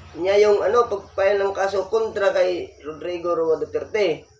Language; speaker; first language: Filipino; non-native, local second language; Cebuano